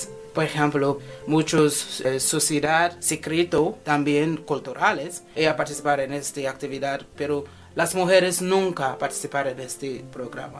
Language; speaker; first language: Spanish; non-native, fluent; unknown